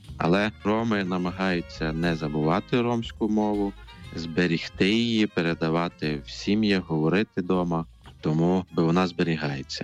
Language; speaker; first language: Ukrainian; non-native, local second language; Romany